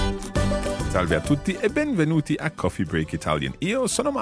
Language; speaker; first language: Italian; non-native, fluent; English